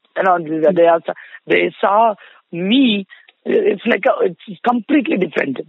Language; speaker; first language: English; non-native, local second language; Tamil